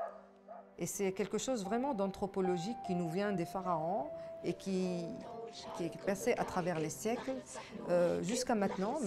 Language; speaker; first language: French; non-native, local second language; Arabic